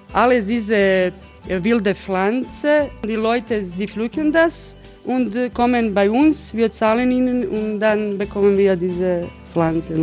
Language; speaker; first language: German; non-native, fluent; Croatian